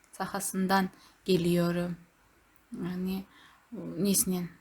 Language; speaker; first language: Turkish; non-native, fluent; Kazakh